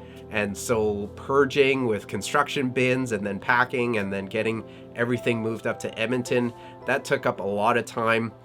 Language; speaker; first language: English; native; English